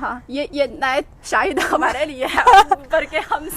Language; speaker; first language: Urdu; non-native, fluent; Chinese